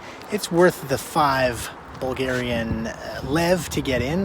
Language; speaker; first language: English; native; English